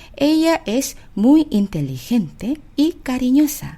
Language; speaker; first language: Spanish; non-native, fluent; Korean